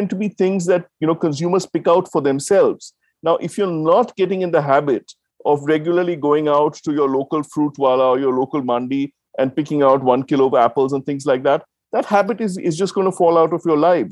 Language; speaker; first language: English; non-native, local second language; Tamil